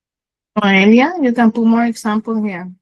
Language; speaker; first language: English; non-native, learner; Spanish